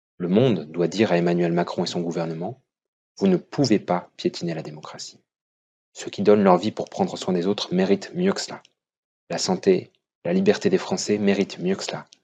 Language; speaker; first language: French; native; French